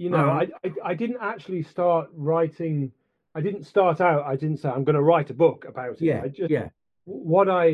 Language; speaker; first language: English; native; English